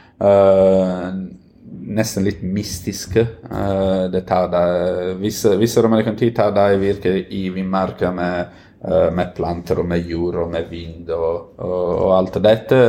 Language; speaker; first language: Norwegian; non-native, fluent; Italian